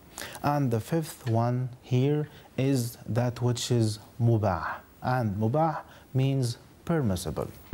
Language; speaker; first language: English; non-native, fluent; Arabic